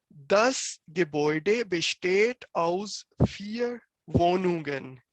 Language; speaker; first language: German; non-native, fluent; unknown